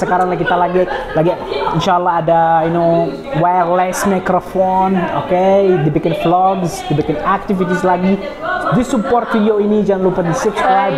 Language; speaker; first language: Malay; non-native, learner; Arabic